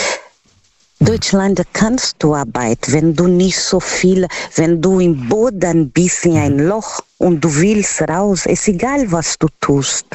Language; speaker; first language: German; non-native, fluent; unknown